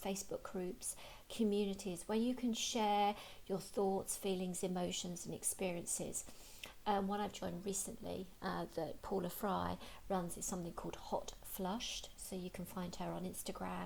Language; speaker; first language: English; native; English